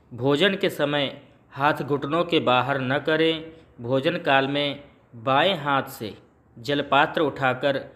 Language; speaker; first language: Hindi; native; Hindi